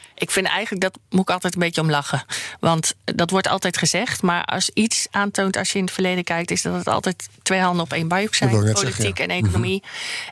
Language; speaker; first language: Dutch; native; Dutch